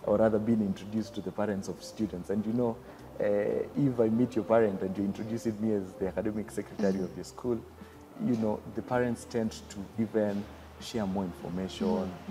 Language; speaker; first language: English; non-native, local second language; Kamba